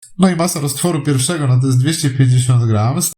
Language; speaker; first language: Polish; native; Polish